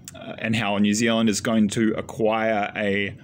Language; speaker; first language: English; native; English